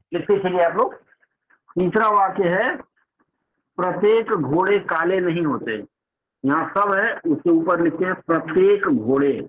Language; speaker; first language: Hindi; native; Hindi